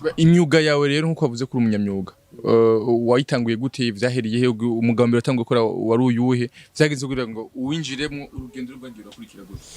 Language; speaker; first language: Rundi; native; Rundi